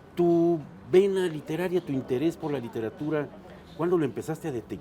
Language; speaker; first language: Spanish; native; Spanish